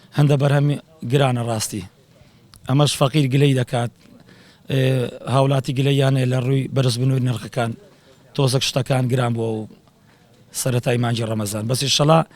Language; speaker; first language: Central Kurdish; native; Central Kurdish